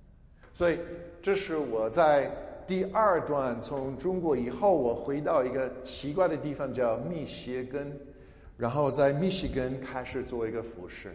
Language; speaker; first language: Chinese; non-native, fluent; English